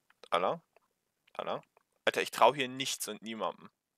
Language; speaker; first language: German; native; German